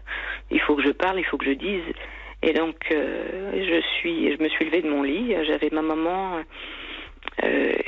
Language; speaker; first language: French; native; French